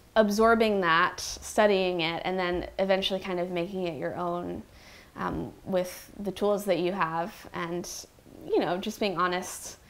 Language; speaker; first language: English; native; English